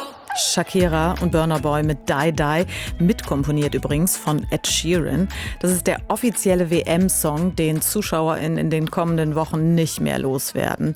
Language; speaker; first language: German; native; German